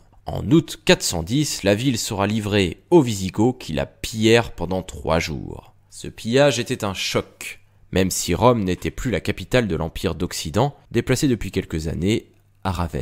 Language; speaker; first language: French; native; French